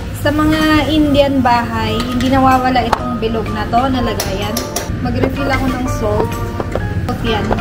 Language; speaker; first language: Filipino; native; Filipino